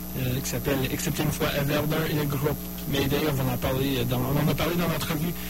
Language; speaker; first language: French; native; French